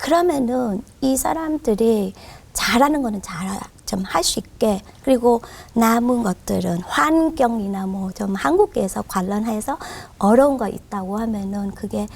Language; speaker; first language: Korean; non-native, fluent; Vietnamese